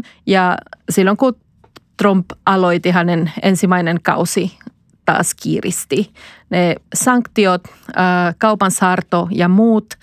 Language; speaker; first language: Finnish; non-native, fluent; Spanish